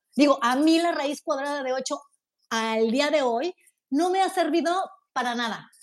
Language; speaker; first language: Spanish; native; Spanish